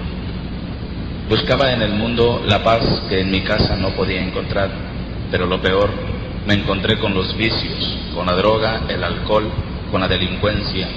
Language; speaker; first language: Spanish; native; Spanish